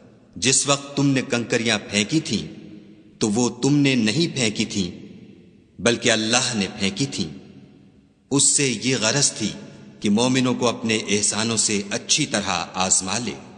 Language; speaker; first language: Urdu; native; Urdu